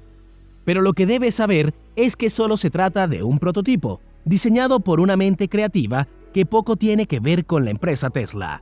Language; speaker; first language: Spanish; native; Spanish